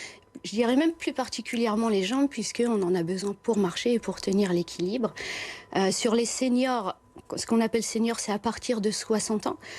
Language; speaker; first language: French; native; French